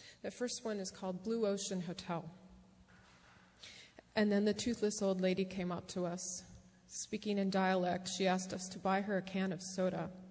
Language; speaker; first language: English; native; English